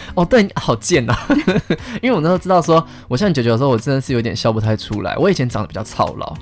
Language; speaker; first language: Chinese; native; Chinese